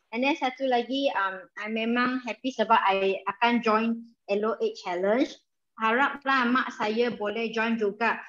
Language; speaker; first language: Malay; non-native, local second language; Chinese